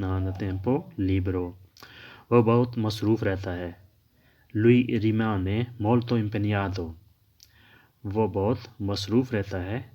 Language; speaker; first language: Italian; non-native, learner; Urdu